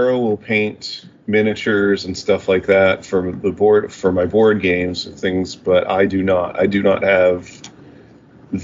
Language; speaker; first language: English; native; English